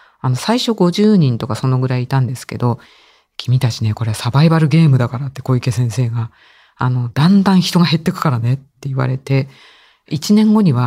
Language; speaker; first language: Japanese; native; Japanese